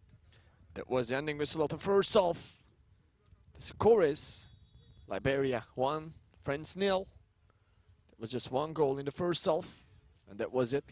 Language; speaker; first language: English; non-native, fluent; Turkish